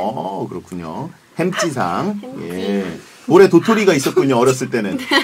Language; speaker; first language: Korean; native; Korean